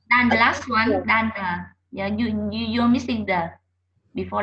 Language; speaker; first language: English; non-native, learner; Vietnamese